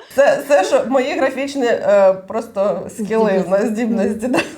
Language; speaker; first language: Ukrainian; non-native, local second language; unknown